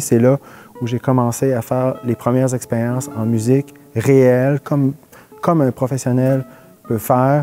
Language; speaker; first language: French; native; French